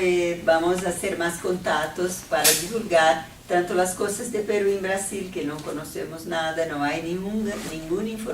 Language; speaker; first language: Spanish; non-native, fluent; Portuguese